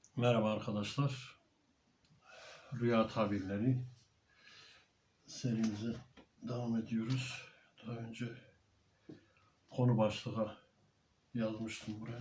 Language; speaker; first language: Turkish; native; Turkish